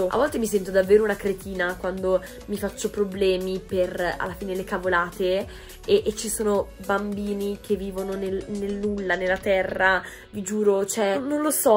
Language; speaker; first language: Italian; native; Italian